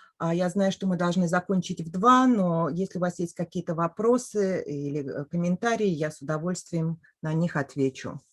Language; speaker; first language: Russian; native; Russian